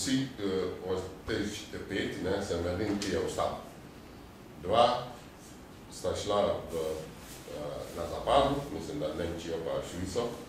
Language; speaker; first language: Slovenian; non-native, fluent; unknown